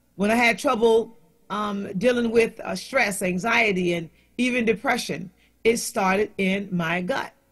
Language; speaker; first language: English; native; English